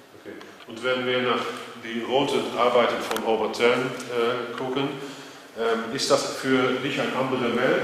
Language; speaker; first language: German; non-native, fluent; Dutch